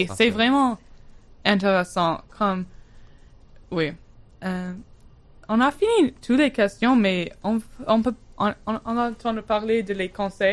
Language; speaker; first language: French; non-native, learner; English